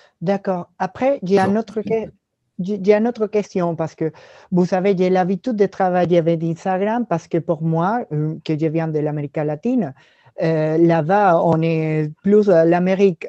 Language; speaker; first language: French; non-native, learner; Spanish